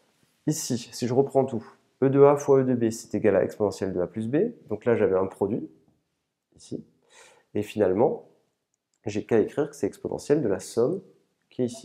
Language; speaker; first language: French; native; French